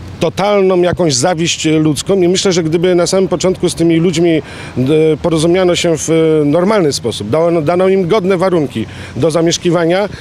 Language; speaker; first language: Polish; native; Polish